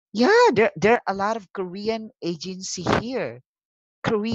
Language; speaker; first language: English; non-native, local second language; Filipino